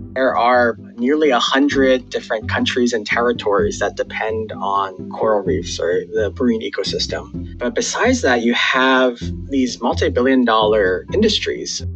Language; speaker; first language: English; native; English